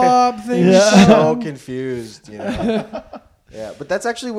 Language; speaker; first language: English; non-native, local second language; Filipino